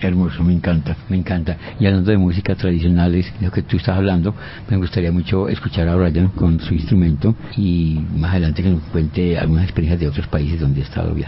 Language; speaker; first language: Spanish; native; Spanish